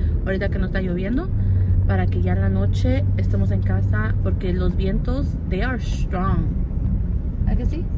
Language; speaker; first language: Spanish; early bilingual, heritage; Spanish